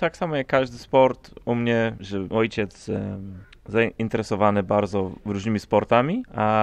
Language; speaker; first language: Polish; non-native, fluent; English